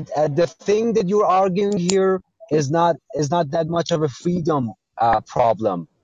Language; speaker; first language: English; non-native, fluent; Persian